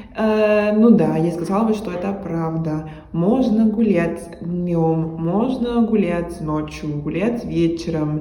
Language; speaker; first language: Russian; non-native, learner; Spanish